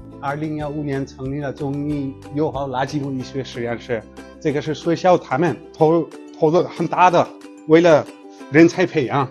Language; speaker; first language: Chinese; non-native, fluent; Nepali